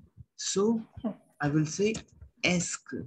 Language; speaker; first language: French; non-native, fluent; Hindi